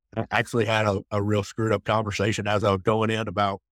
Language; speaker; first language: English; native; English